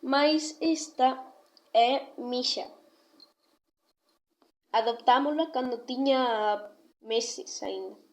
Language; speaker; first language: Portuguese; non-native, learner; Galician